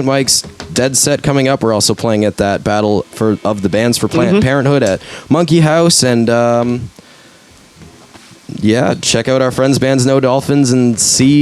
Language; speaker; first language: English; native; English